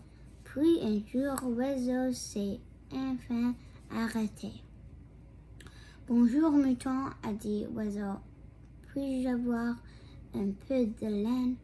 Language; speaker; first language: French; non-native, local second language; English